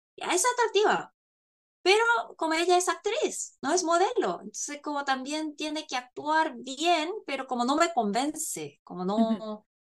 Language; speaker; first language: Spanish; non-native, fluent; Korean